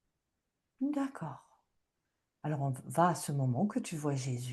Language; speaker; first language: French; native; French